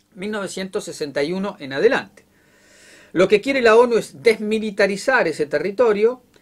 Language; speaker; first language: Spanish; native; Spanish